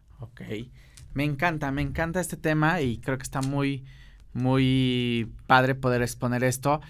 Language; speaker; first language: Spanish; native; Spanish